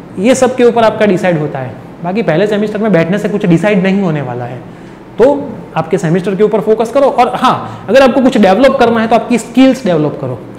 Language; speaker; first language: Hindi; non-native, local second language; Gujarati